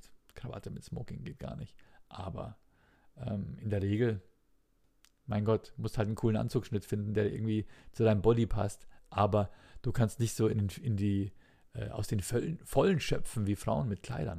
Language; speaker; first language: German; native; German